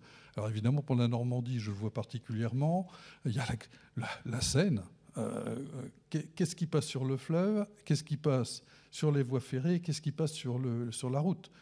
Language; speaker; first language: French; native; French